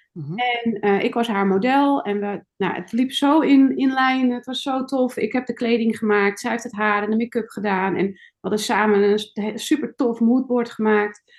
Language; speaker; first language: Dutch; native; Dutch